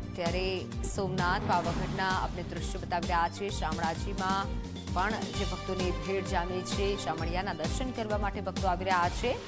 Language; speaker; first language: Gujarati; native; Gujarati